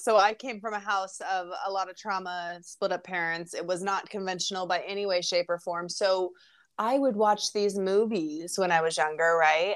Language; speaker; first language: English; native; English